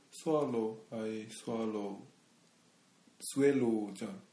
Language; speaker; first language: English; non-native, learner; Korean